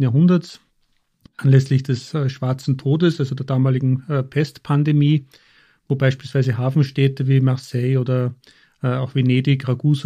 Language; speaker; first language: German; native; German